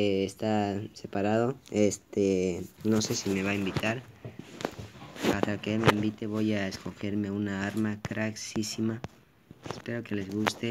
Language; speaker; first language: Spanish; native; Spanish